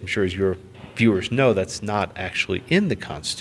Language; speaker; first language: English; native; English